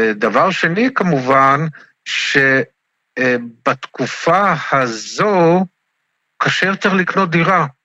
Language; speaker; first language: Hebrew; native; Hebrew